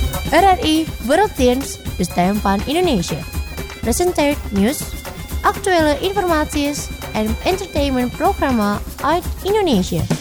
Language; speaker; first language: Dutch; non-native, fluent; Indonesian